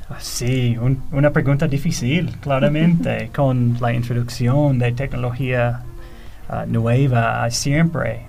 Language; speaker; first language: Spanish; non-native, fluent; English